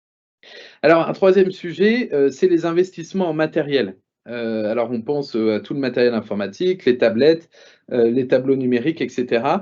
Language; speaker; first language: French; native; French